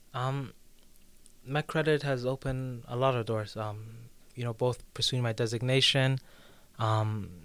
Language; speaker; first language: English; native; English